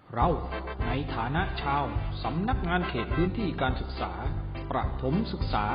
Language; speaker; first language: Thai; native; Thai